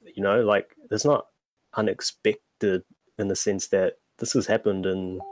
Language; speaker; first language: English; native; English